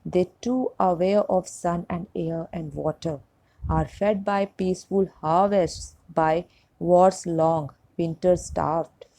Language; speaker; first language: English; non-native, local second language; Punjabi